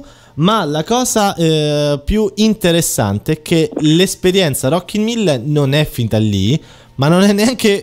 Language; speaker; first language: Italian; native; Italian